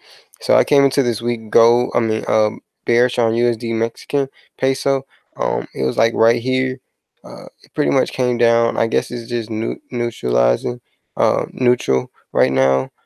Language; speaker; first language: English; native; English